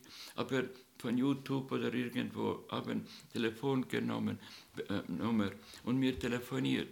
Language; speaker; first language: German; non-native, learner; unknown